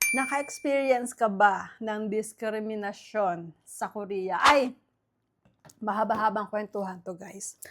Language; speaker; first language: Filipino; native; Filipino